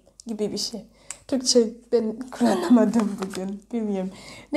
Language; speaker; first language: Turkish; non-native, learner; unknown